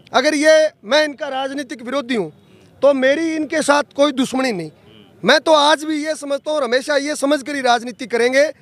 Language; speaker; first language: Hindi; native; Hindi